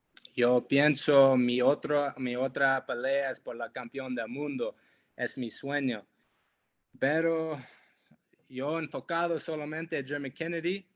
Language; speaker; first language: Spanish; non-native, learner; English